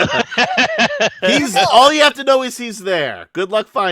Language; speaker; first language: English; native; English